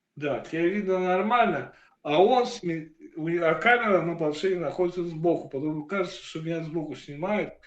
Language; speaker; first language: Russian; native; Russian